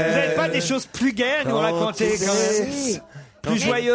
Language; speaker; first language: French; native; French